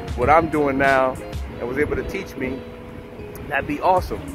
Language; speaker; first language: English; native; English